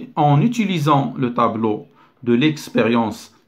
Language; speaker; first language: French; non-native, local second language; Arabic